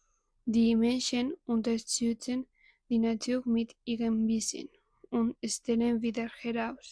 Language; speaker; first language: German; non-native, learner; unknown